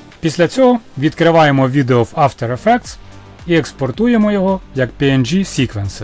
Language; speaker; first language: Ukrainian; native; Ukrainian